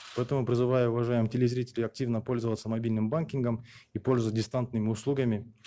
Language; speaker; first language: Russian; non-native, local second language; Kyrgyz